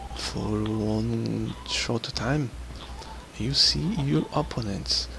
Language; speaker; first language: English; non-native, learner; Portuguese